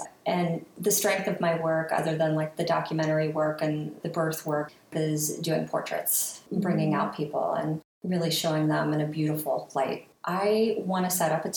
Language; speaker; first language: English; native; English